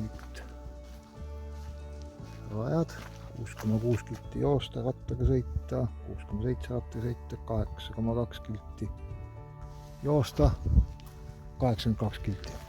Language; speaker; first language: Estonian; native; Estonian